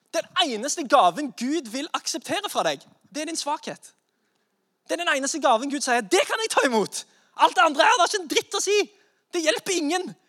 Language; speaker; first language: Norwegian; native; Norwegian